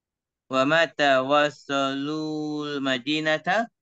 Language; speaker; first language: Arabic; non-native, fluent; Indonesian